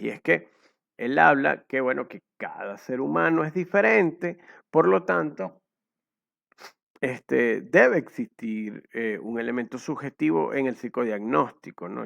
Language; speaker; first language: Spanish; native; Spanish